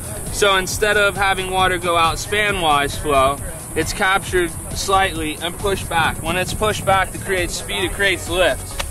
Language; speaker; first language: English; native; English